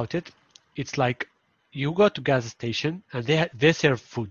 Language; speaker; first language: English; non-native, fluent; Arabic